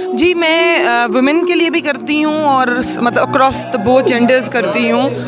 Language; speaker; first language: Urdu; early bilingual, heritage; Urdu